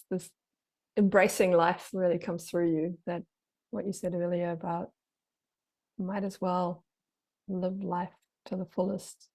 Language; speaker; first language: English; non-native, fluent; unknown